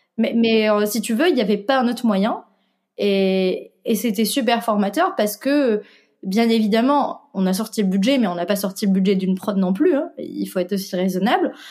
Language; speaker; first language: French; non-native, local second language; Arabic